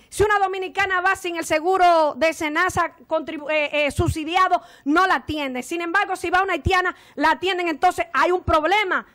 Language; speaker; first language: Spanish; native; Spanish